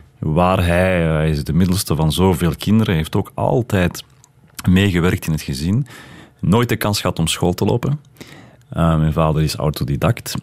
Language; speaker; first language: Dutch; early bilingual, other home language; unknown